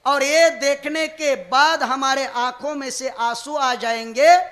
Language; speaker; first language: Hindi; non-native, local second language; Marathi